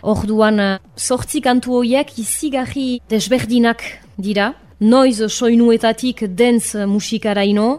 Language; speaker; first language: Basque; native; Basque